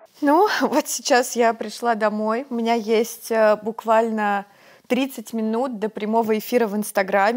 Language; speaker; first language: Russian; native; Russian